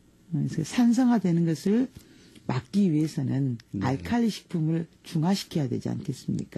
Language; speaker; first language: Korean; native; Korean